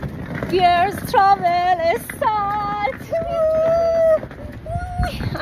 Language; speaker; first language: English; non-native, learner; Persian